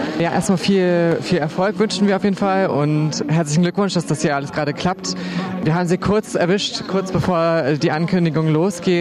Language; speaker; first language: German; native; German